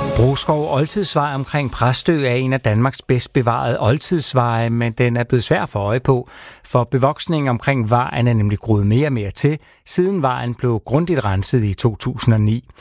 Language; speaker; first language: Danish; native; Danish